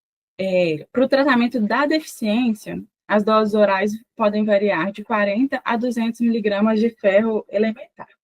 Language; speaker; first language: Portuguese; native; Portuguese